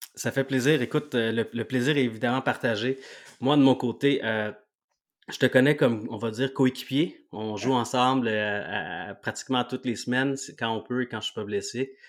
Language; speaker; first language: French; native; French